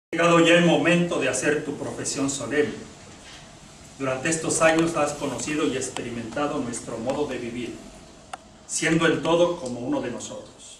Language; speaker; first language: Spanish; native; Spanish